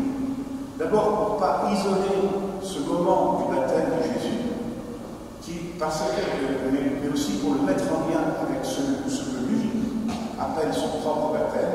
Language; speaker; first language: French; native; French